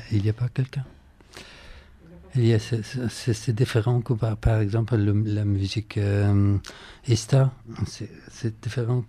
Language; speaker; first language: French; non-native, learner; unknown